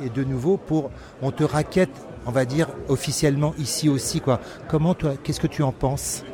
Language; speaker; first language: French; native; French